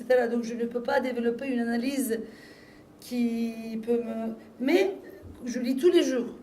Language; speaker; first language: French; non-native, fluent; Turkish